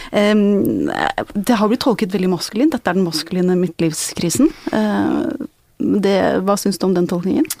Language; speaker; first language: Norwegian; native; Norwegian